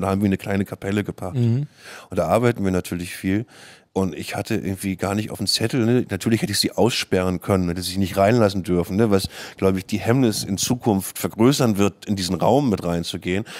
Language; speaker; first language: German; native; German